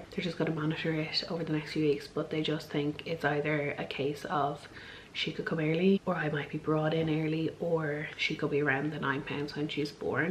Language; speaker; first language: English; native; English